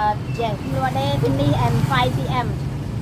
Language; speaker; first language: English; non-native, learner; Khmer